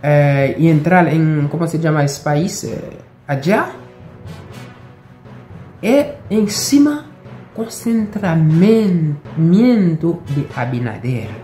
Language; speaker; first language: Spanish; non-native, local second language; Haitian Creole